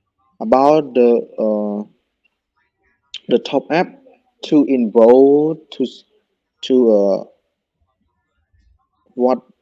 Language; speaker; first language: English; non-native, learner; Khmer